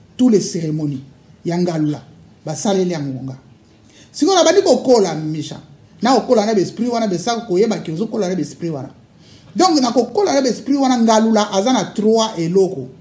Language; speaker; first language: Lingala; non-native, local second language; Luba-Lulua